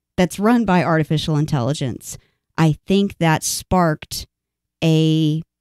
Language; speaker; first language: English; native; English